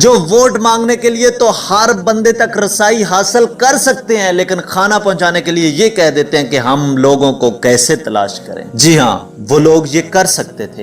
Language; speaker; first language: Urdu; native; Urdu